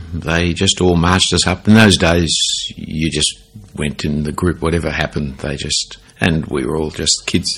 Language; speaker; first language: English; native; English